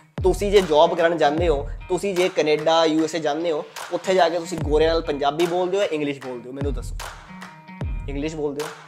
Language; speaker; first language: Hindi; non-native, local second language; Punjabi